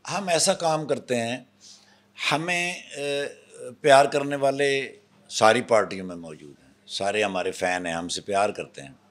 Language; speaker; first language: Urdu; non-native, local second language; Punjabi